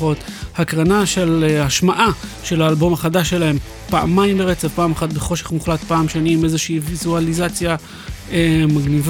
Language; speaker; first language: Hebrew; native; Hebrew